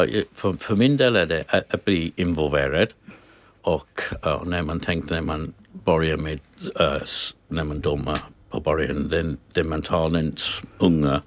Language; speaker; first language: Swedish; non-native, fluent; English